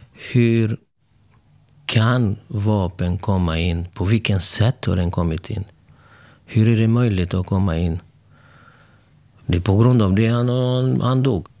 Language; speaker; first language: Swedish; non-native, fluent; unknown